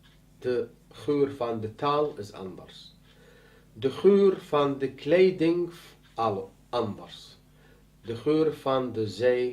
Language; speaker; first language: Dutch; non-native, learner; Arabic